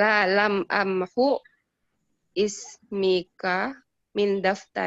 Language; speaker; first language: Arabic; non-native, learner; Indonesian